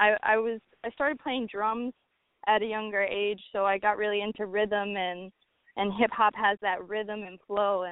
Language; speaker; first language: English; native; English